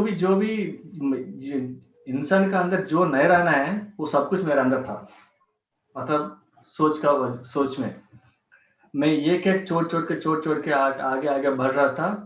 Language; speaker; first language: Hindi; non-native, local second language; Telugu